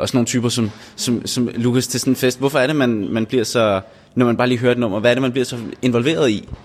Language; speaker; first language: Danish; native; Danish